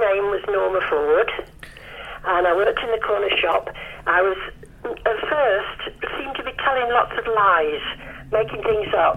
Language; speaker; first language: English; native; English